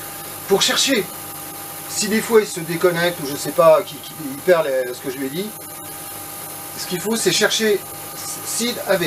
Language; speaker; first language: French; native; French